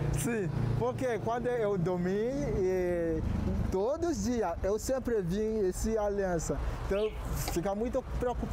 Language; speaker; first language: Portuguese; non-native, learner; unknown